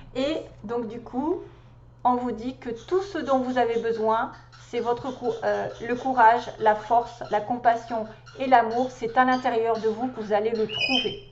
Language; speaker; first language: French; native; French